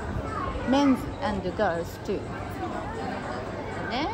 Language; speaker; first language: English; non-native, learner; Japanese